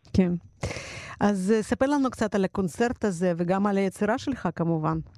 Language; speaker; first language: Hebrew; non-native, fluent; Russian